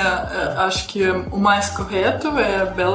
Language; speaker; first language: Portuguese; non-native, fluent; Russian